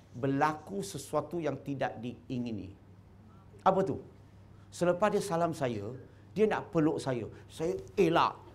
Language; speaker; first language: Malay; non-native, local second language; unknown